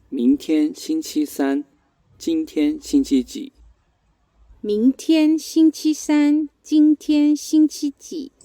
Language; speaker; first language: Chinese; non-native, fluent; Thai